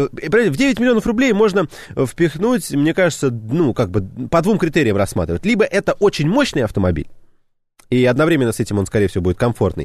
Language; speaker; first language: Russian; native; Russian